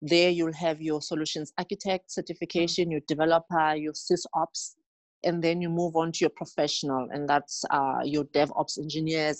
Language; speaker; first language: English; non-native, local second language; Xhosa